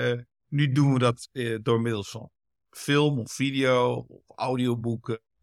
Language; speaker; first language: Dutch; early bilingual, other home language; Kurdish